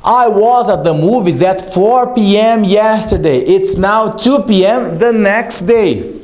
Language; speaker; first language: English; non-native, fluent; Portuguese